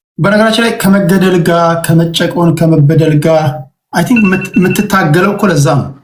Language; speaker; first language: Amharic; native; Amharic